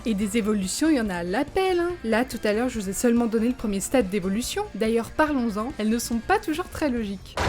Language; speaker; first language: French; native; French